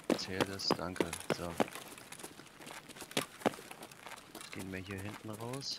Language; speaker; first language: German; native; German